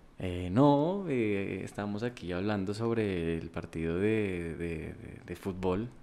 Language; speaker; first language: Spanish; native; Spanish